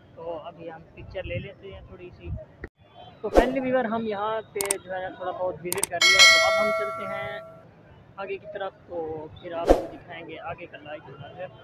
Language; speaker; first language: Urdu; non-native, local second language; Saraiki